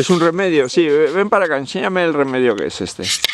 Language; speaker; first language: Spanish; native; Spanish